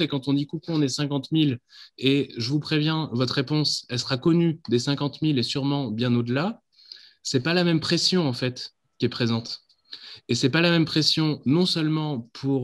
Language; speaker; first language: French; native; French